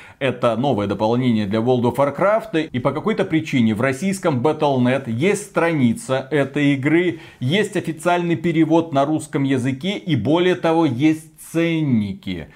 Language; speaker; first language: Russian; native; Russian